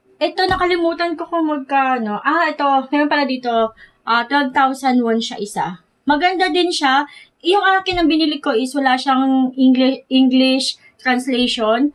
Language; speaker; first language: Filipino; native; Filipino